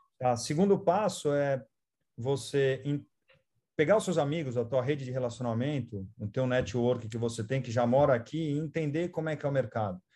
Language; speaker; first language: Portuguese; native; Portuguese